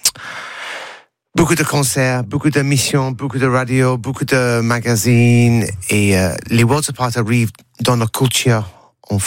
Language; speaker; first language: French; non-native, learner; English